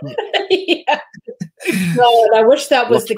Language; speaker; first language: English; native; English